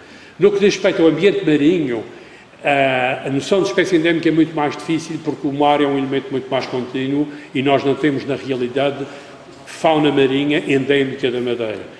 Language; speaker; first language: Portuguese; native; Portuguese